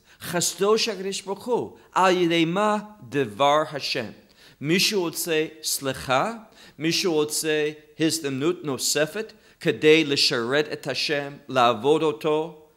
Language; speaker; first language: Hebrew; non-native, fluent; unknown